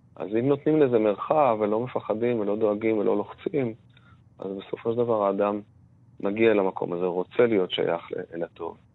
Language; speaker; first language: Hebrew; native; Hebrew